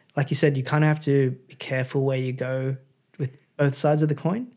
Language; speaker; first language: English; native; English